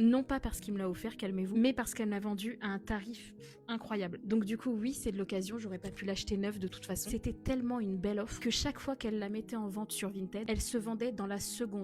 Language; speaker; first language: French; native; French